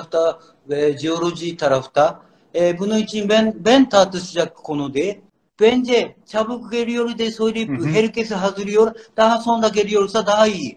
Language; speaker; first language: Turkish; non-native, learner; Japanese